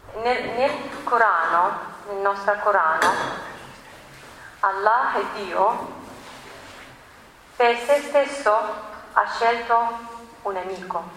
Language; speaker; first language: Italian; non-native, learner; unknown